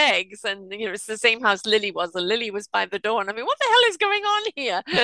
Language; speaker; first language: English; native; English